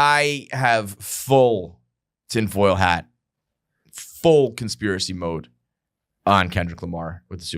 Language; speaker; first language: English; native; English